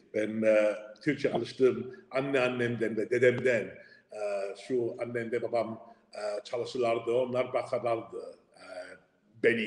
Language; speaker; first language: Turkish; early bilingual, heritage; English